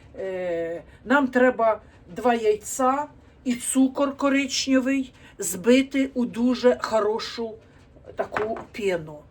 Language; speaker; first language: Ukrainian; non-native, local second language; Russian